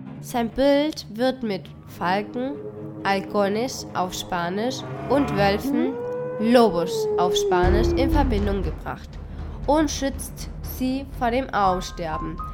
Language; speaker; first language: German; non-native, fluent; Spanish